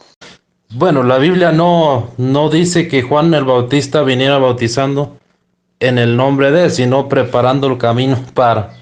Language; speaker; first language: Spanish; native; Spanish